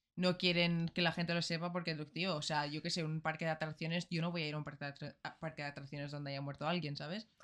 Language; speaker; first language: Spanish; non-native, fluent; English